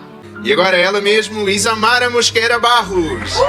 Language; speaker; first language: Portuguese; native; Portuguese